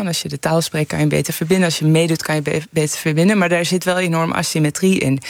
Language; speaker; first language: Dutch; early bilingual, other home language; Persian